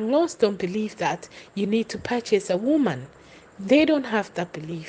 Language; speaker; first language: English; non-native, local second language; Ewe